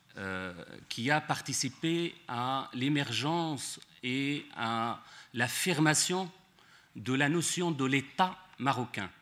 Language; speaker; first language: French; non-native, local second language; Arabic